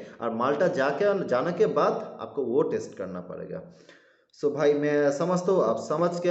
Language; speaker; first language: Hindi; non-native, learner; Bangla